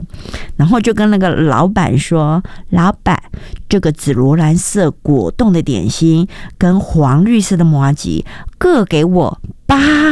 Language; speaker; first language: Chinese; native; Chinese